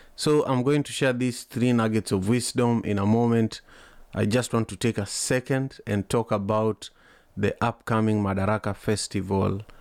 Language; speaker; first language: English; non-native, local second language; Luo (Kenya and Tanzania)